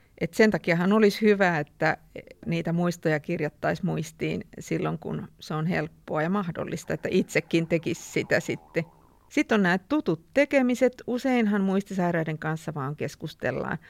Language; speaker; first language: Finnish; native; Finnish